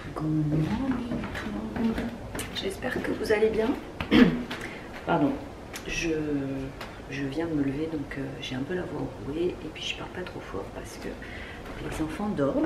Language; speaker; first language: French; native; French